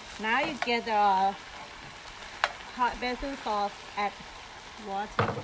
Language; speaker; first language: English; non-native, learner; Thai